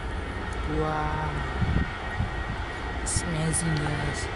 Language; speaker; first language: English; non-native, learner; Indonesian